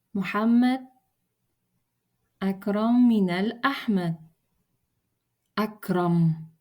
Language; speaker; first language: Arabic; non-native, fluent; Russian